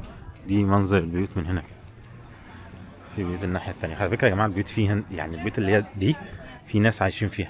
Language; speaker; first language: Arabic; native; Arabic